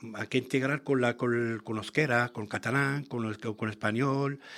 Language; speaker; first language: Spanish; non-native, learner; Arabic